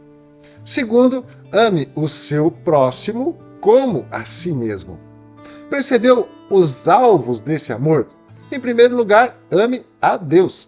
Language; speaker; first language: Portuguese; native; Portuguese